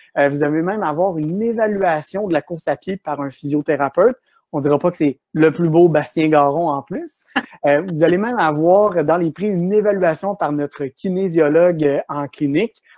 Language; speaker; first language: French; native; French